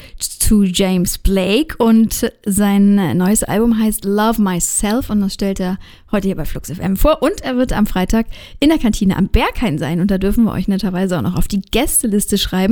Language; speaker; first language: German; native; German